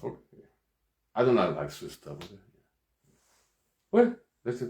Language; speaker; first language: English; non-native, fluent; Korean